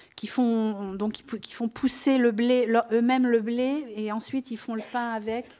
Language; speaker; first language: French; native; French